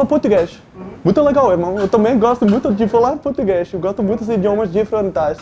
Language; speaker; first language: Portuguese; non-native, learner; Dutch